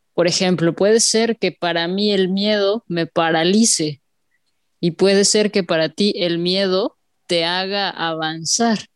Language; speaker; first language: Spanish; native; Spanish